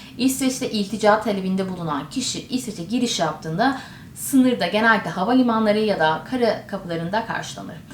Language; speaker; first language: Turkish; native; Turkish